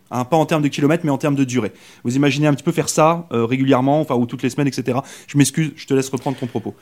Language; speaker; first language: French; native; French